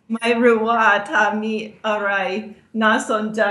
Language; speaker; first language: Thai; non-native, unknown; English